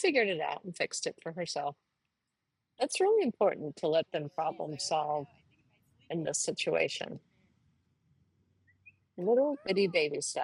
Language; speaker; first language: English; native; English